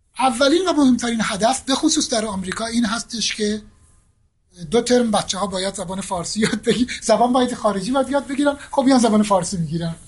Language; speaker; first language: Persian; native; Persian